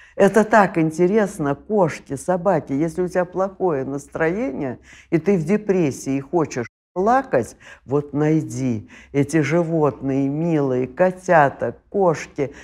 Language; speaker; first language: Russian; native; Russian